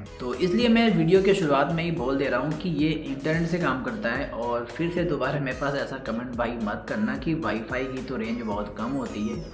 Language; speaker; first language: Hindi; native; Hindi